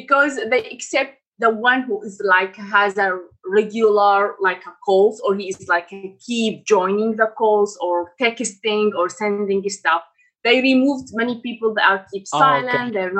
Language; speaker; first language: English; non-native, fluent; Arabic